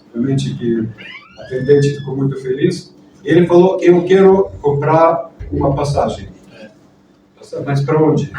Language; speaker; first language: Portuguese; non-native, fluent; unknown